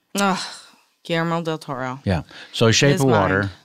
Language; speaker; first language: English; native; English